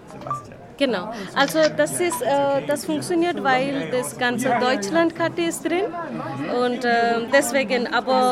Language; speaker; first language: German; non-native, learner; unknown